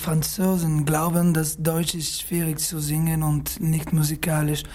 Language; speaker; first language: German; non-native, learner; French